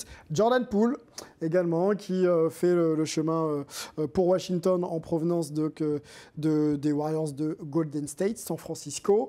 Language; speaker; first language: French; native; French